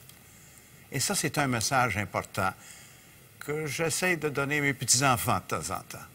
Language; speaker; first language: French; native; French